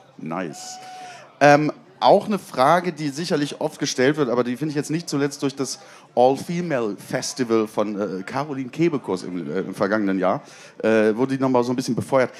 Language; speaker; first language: German; native; German